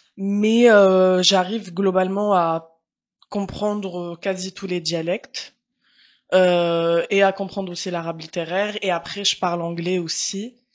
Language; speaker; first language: French; early bilingual, other home language; Arabic